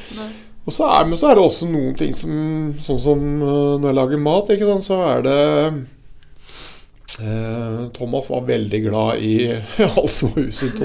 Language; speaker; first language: Norwegian; native; Norwegian